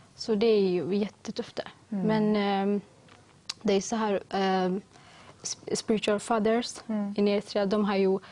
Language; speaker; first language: Swedish; early bilingual, other home language; Tigrinya